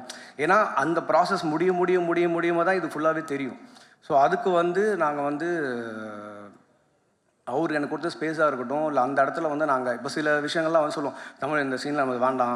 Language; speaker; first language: Tamil; native; Tamil